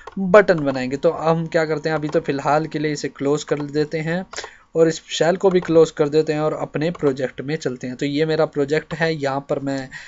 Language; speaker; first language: Hindi; native; Hindi